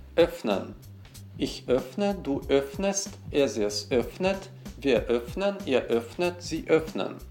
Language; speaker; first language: German; non-native, fluent; Russian